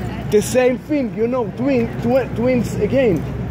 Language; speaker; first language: English; non-native, learner; Hebrew